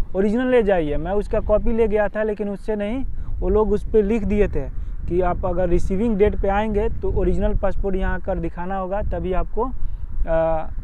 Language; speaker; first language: Hindi; native; Hindi